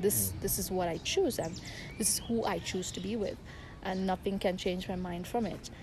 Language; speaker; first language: English; non-native, local second language; Tamil